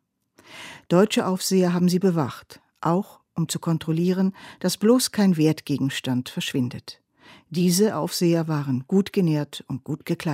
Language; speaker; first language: German; native; German